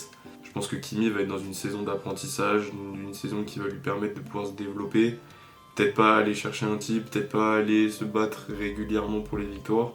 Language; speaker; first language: French; native; French